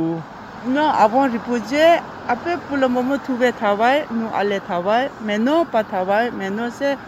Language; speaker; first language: French; non-native, learner; Tibetan